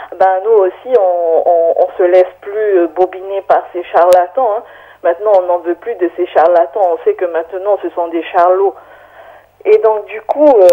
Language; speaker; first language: French; native; French